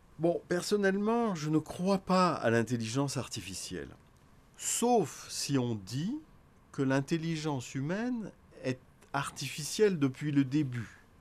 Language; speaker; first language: French; native; French